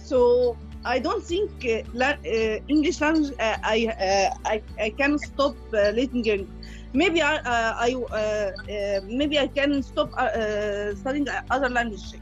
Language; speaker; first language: English; non-native, learner; Arabic